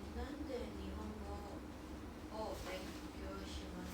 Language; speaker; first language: Japanese; non-native, learner; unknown